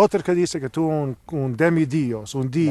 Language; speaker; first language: Spanish; non-native, learner; English